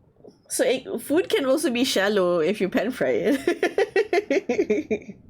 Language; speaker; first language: English; non-native, learner; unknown